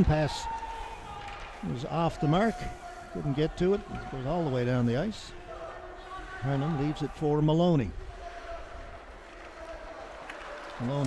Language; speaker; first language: English; native; English